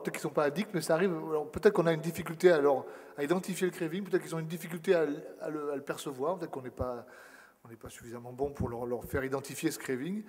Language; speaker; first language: French; native; French